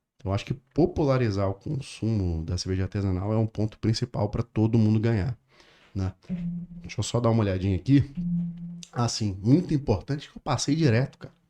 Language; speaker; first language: Portuguese; native; Portuguese